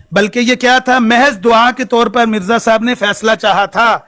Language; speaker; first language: Urdu; non-native, local second language; Punjabi